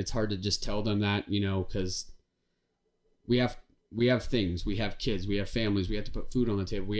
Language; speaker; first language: English; native; English